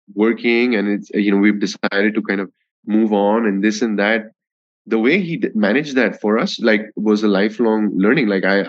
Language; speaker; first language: English; non-native, local second language; Hindi